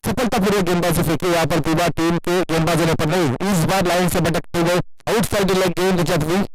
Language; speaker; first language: Hindi; non-native, local second language; Marathi